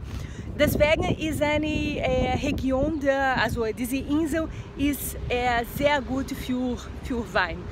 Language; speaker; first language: German; non-native, fluent; Portuguese